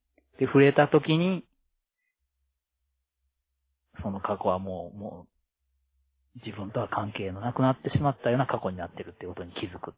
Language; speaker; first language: Japanese; native; Japanese